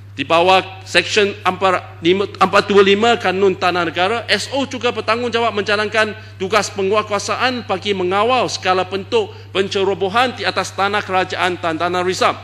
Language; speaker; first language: Malay; non-native, local second language; Chinese